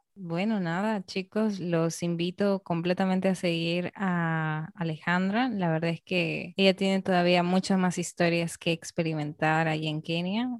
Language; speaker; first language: Spanish; native; Spanish